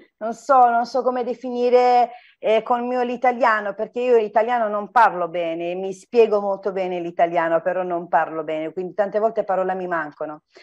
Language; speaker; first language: Italian; non-native, fluent; Turkish